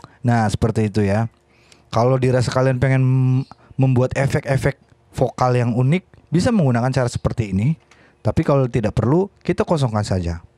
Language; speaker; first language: Indonesian; native; Indonesian